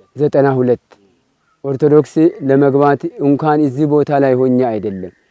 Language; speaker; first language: Amharic; non-native, local second language; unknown